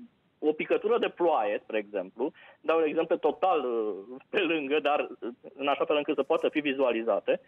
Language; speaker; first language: Romanian; native; Romanian